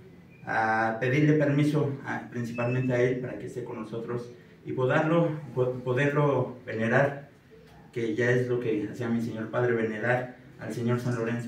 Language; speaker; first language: Spanish; native; Spanish